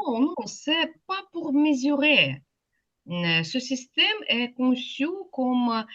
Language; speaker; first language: French; non-native, fluent; Ukrainian